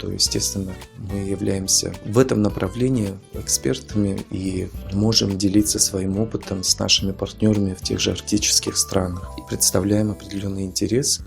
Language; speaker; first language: Russian; non-native, local second language; Yakut